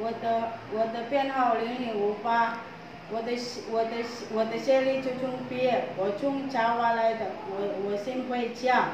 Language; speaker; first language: Chinese; non-native, learner; Indonesian